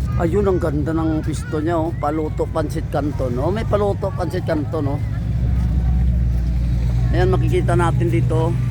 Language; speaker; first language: Filipino; non-native, local second language; Hiligaynon